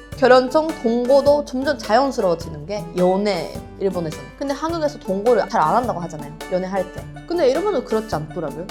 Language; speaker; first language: Korean; non-native, fluent; Japanese